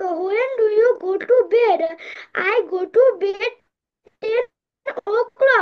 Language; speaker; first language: English; non-native, learner; Bangla